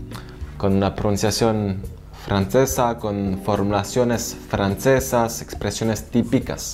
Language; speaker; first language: Spanish; non-native, fluent; French